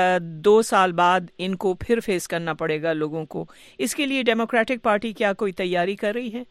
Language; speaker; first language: Urdu; native; Urdu